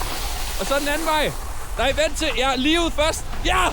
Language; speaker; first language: Danish; native; Danish